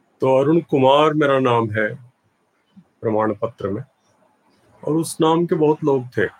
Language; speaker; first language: Hindi; non-native, local second language; Bhojpuri